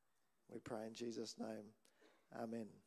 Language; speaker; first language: English; native; English